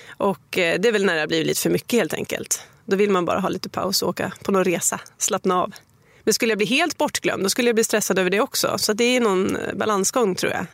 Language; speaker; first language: Swedish; native; Swedish